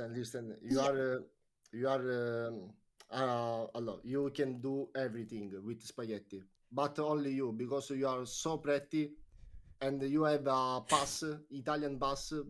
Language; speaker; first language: English; non-native, learner; Italian